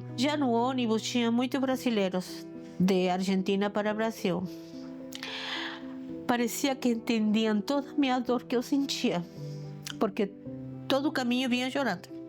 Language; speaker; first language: Portuguese; non-native, fluent; Spanish